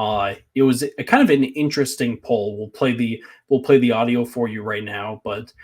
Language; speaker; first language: English; native; English